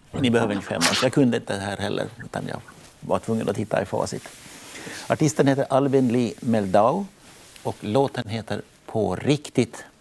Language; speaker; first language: Swedish; native; Swedish